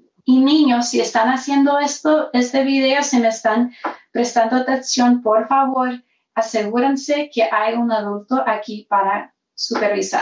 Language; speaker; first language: Spanish; early bilingual, heritage; Spanish